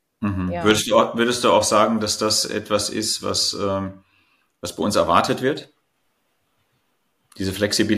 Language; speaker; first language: German; native; German